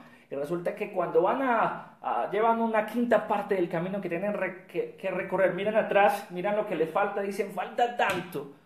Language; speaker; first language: Spanish; native; Spanish